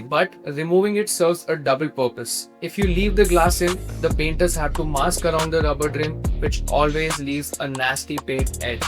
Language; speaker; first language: English; non-native, local second language; Hindi